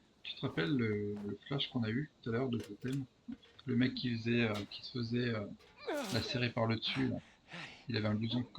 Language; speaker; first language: French; native; French